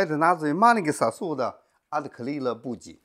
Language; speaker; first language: Russian; non-native, learner; Chinese